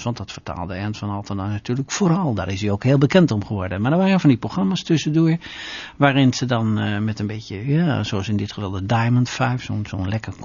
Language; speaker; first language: Dutch; native; Dutch